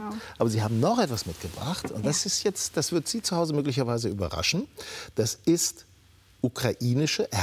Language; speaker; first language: German; native; German